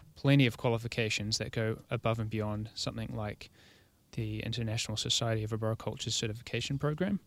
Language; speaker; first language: English; native; English